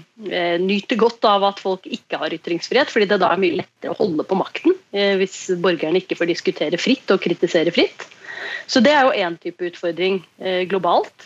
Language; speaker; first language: Norwegian; native; Norwegian